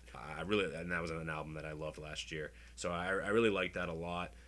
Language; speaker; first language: English; native; English